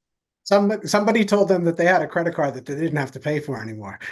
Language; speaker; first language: English; native; English